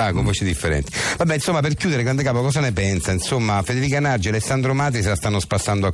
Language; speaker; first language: Italian; native; Italian